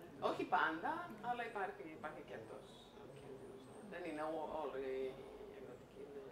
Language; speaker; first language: Greek; non-native, fluent; Croatian